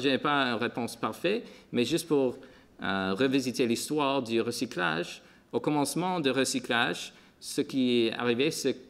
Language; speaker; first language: French; non-native, local second language; English